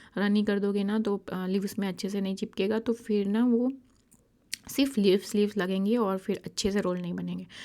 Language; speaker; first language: Hindi; non-native, local second language; Gujarati